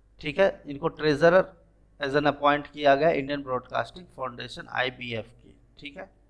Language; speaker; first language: Hindi; native; Hindi